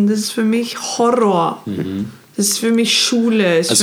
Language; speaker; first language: German; non-native, fluent; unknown